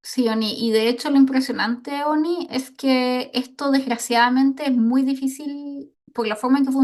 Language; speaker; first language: Spanish; native; Spanish